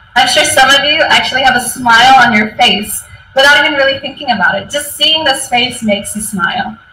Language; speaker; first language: English; native; English